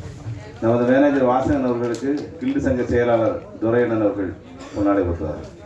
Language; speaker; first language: Tamil; native; Tamil